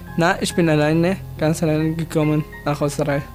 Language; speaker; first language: German; non-native, learner; Arabic